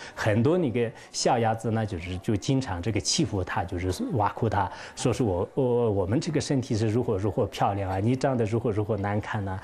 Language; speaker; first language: Chinese; non-native, local second language; Tibetan